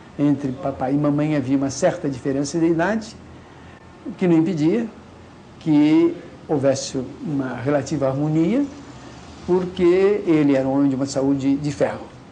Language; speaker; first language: Portuguese; native; Portuguese